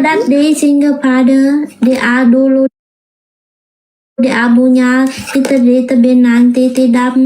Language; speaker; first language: Indonesian; non-native, learner; Vietnamese